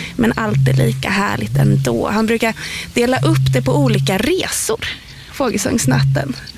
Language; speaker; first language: Swedish; native; Swedish